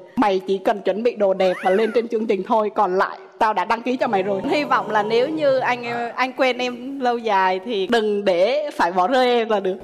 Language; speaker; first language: Vietnamese; native; Vietnamese